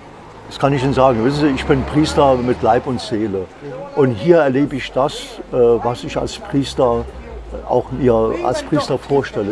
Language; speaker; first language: German; native; German